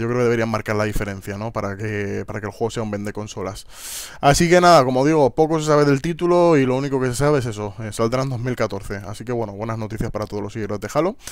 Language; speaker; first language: Spanish; native; Spanish